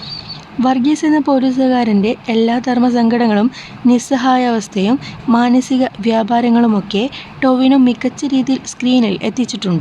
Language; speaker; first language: Malayalam; native; Malayalam